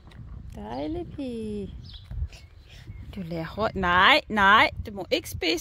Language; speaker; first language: Danish; non-native, learner; English